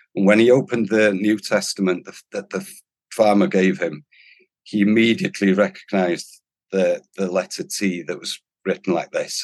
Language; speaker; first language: English; non-native, local second language; Welsh